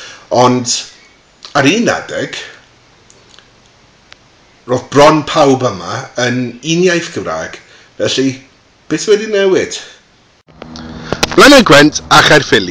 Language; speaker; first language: Welsh; non-native, local second language; English